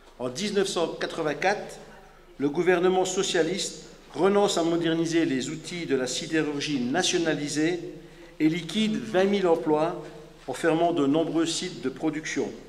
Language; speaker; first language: French; native; French